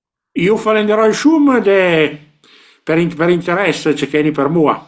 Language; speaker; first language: Albanian; non-native, learner; Italian